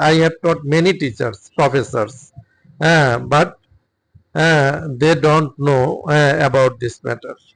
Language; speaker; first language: English; non-native, local second language; Bangla